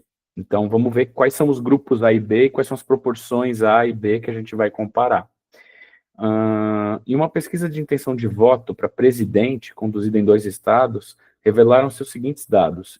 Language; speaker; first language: Portuguese; native; Portuguese